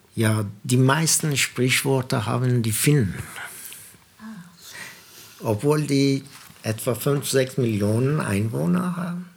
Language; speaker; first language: German; non-native, fluent; Persian